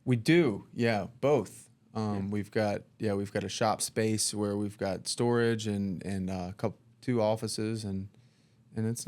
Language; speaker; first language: English; native; English